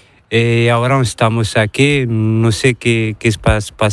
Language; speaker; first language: Spanish; non-native, learner; Arabic